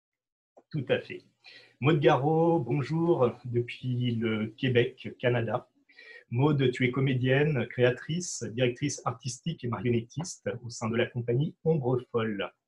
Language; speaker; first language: French; native; French